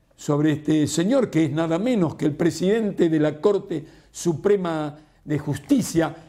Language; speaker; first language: Spanish; native; Spanish